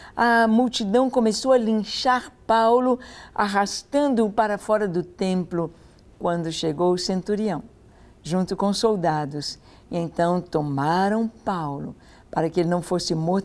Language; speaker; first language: Portuguese; native; Portuguese